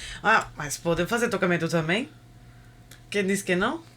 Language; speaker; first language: Portuguese; non-native, learner; Spanish